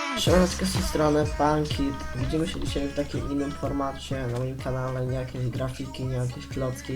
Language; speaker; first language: Polish; native; Polish